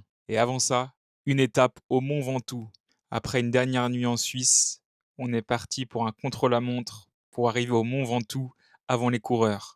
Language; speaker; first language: French; native; French